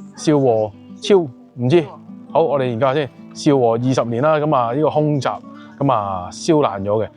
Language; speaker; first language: Cantonese; native; Cantonese